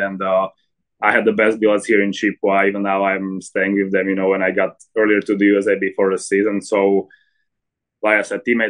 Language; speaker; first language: English; non-native, fluent; Slovak